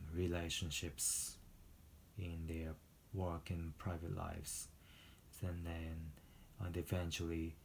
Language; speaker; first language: English; non-native, fluent; Japanese